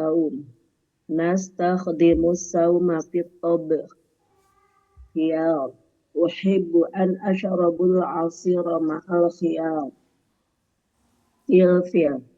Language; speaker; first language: Arabic; non-native, learner; Indonesian